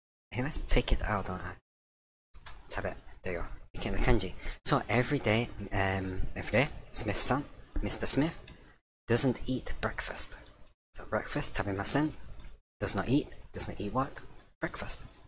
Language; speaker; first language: English; native; English